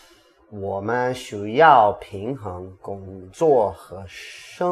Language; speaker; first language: Chinese; non-native, learner; English